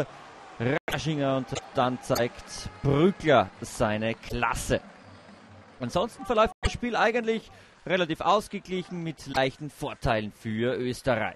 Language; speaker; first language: German; native; German